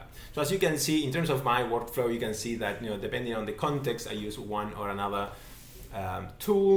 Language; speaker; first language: English; non-native, fluent; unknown